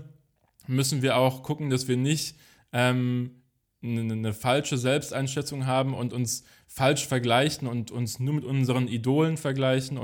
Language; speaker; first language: German; native; German